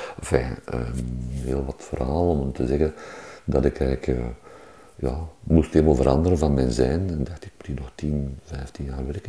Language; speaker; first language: Dutch; native; Dutch